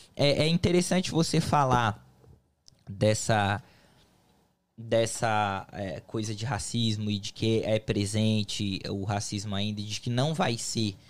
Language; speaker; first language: Portuguese; native; Portuguese